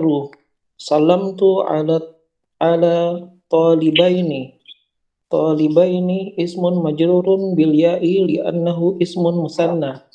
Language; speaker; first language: Arabic; non-native, learner; Indonesian